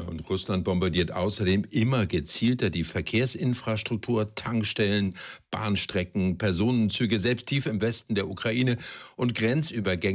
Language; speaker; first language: German; native; German